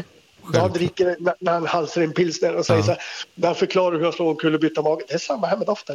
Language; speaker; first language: Swedish; native; Swedish